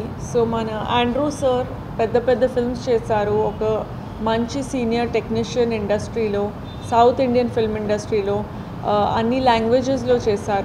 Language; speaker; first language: Telugu; non-native, fluent; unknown